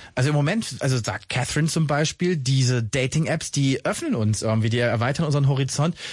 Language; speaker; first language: German; native; German